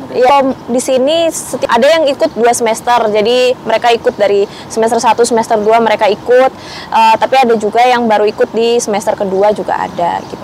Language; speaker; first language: Indonesian; native; Indonesian